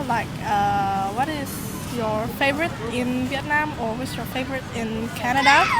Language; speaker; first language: English; non-native, learner; Vietnamese